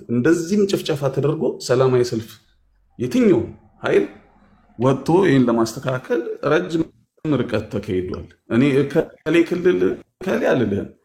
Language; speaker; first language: Amharic; non-native, local second language; Tigrinya